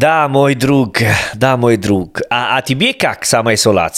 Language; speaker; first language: Russian; non-native, learner; Italian